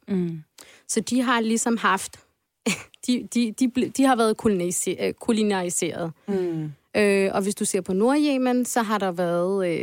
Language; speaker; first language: Danish; early bilingual, other home language; Arabic